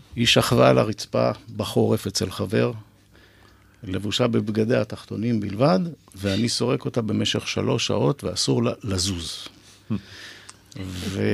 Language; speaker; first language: Hebrew; native; Hebrew